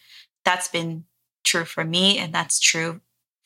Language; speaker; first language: English; early bilingual, other home language; Portuguese